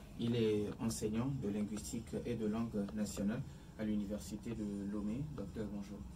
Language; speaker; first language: French; non-native, local second language; Ewe